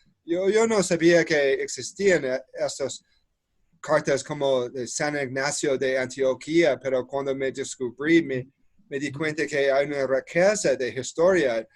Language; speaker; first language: Spanish; non-native, fluent; English